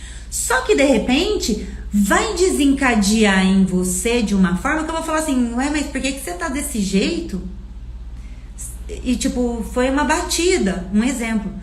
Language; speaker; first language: Portuguese; native; Portuguese